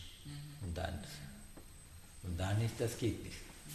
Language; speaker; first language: German; non-native, learner; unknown